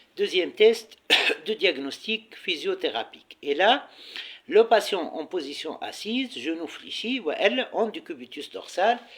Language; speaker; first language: French; non-native, local second language; Arabic